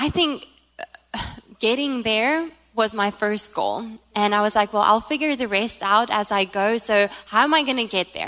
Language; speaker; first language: English; non-native, local second language; Afrikaans